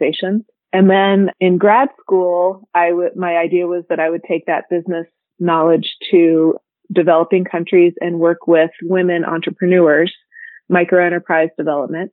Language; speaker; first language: English; native; English